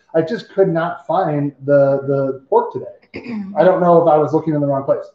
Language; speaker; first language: English; native; English